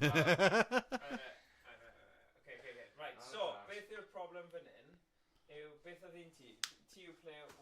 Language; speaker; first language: Welsh; native; Welsh